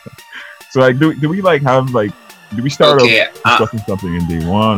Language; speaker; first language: English; non-native, local second language; Yoruba